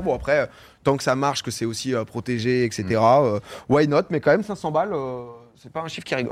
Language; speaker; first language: French; native; French